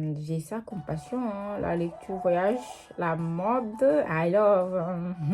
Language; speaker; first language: French; non-native, local second language; Wolof